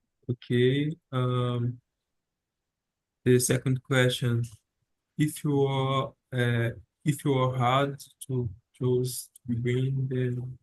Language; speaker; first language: English; non-native, learner; Portuguese